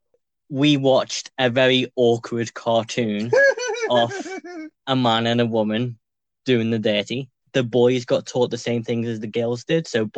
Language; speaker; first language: English; native; English